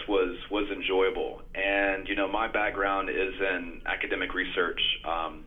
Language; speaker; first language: English; native; English